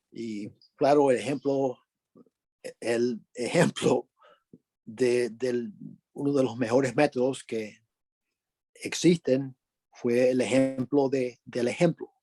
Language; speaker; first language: Spanish; early bilingual, other home language; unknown